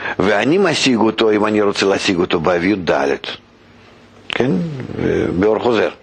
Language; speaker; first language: Hebrew; non-native, fluent; Russian